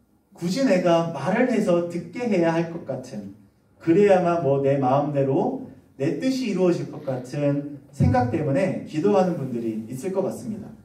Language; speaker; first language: Korean; native; Korean